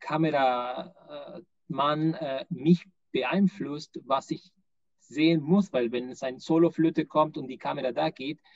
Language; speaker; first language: German; non-native, fluent; Spanish